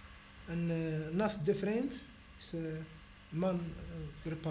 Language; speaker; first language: Dutch; non-native, learner; Arabic